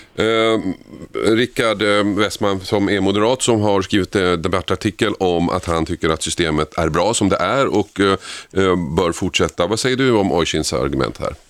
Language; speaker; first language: Swedish; native; Swedish